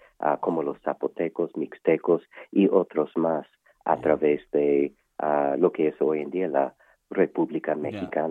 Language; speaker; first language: Spanish; non-native, fluent; English